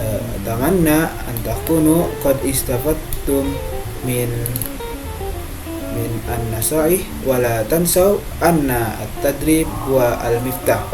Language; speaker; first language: Arabic; non-native, learner; Indonesian